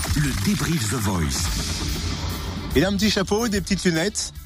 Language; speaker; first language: French; native; French